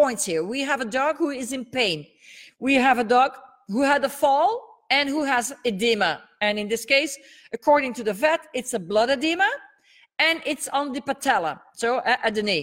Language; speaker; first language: English; non-native, fluent; Dutch